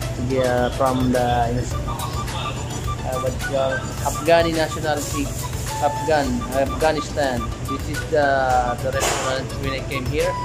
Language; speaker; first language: English; non-native, local second language; Filipino